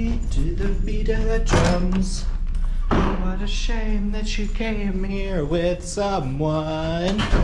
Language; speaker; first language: English; native; English